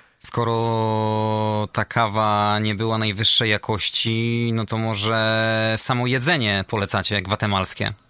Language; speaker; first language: Polish; native; Polish